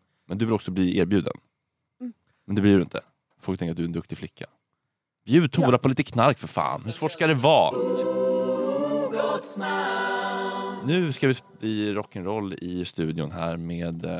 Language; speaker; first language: Swedish; native; Swedish